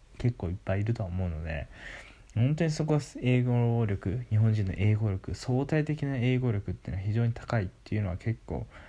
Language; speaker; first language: Japanese; native; Japanese